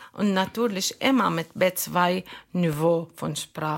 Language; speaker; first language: German; non-native, learner; Arabic